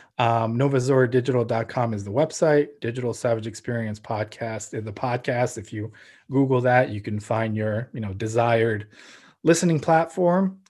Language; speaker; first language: English; early bilingual, other home language; Ukrainian